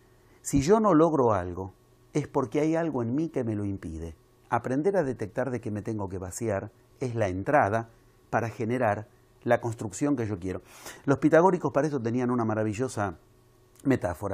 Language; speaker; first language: Spanish; native; Spanish